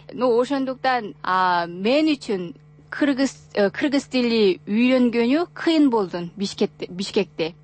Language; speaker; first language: Kyrgyz; non-native, learner; Korean